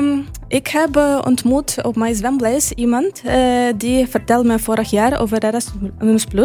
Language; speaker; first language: Dutch; non-native, fluent; Ukrainian